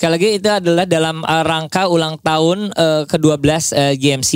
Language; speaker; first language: Indonesian; native; Indonesian